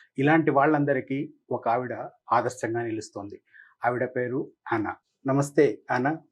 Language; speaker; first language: Telugu; native; Telugu